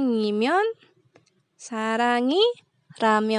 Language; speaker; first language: Korean; non-native, fluent; Indonesian